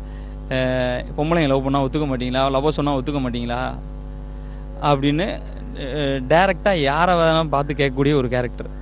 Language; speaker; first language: Tamil; native; Tamil